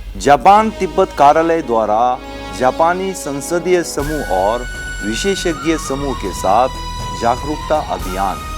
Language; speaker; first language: Hindi; non-native, local second language; Tibetan